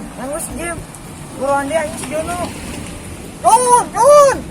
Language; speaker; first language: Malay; non-native, local second language; Sundanese